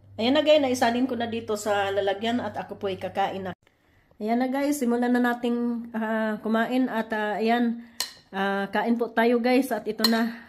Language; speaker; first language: Filipino; non-native, local second language; Cebuano